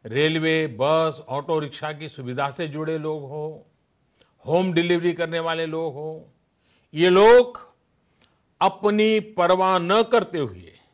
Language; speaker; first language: Hindi; native; Hindi